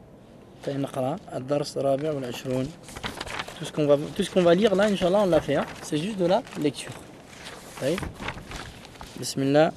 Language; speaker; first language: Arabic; non-native, fluent; French